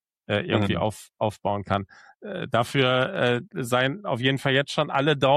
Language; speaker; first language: German; native; German